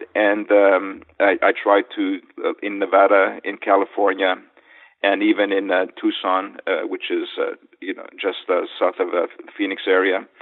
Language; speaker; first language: English; native; English